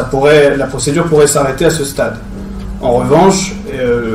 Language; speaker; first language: French; native; French